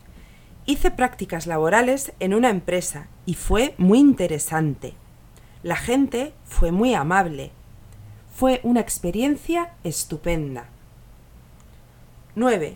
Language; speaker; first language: Spanish; non-native, learner; English